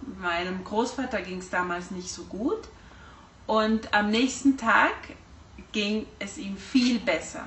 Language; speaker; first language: German; early bilingual, heritage; German